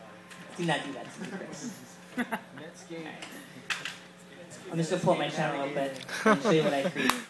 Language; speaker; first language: English; native; English